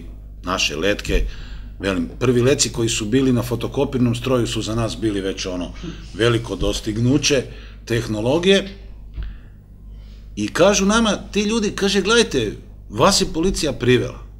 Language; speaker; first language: Croatian; native; Croatian